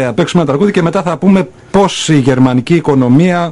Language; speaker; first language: Greek; native; Greek